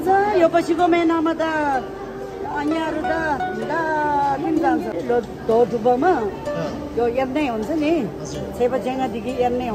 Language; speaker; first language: Nepali; non-native, local second language; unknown